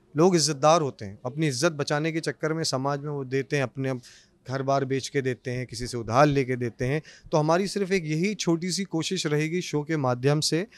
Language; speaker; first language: Hindi; native; Hindi